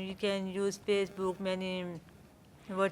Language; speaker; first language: English; non-native, learner; Urdu